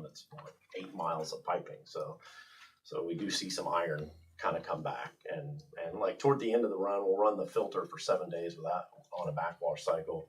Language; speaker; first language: English; native; English